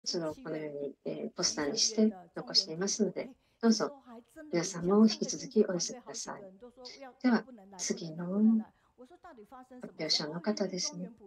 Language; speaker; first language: Japanese; non-native, fluent; Chinese